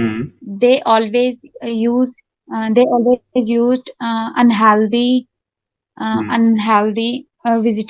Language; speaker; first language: English; non-native, learner; Hindi